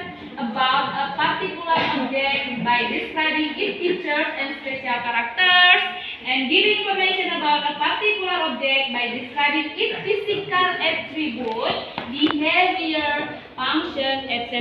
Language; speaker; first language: English; non-native, fluent; Indonesian